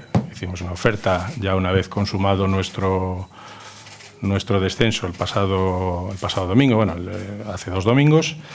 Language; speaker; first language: Spanish; native; Spanish